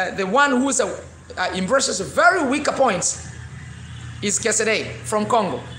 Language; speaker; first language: English; non-native, local second language; Swahili